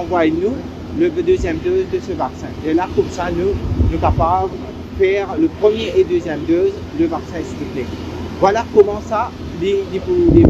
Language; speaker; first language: French; non-native, local second language; Morisyen